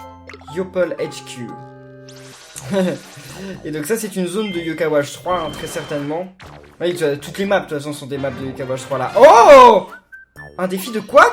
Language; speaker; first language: French; native; French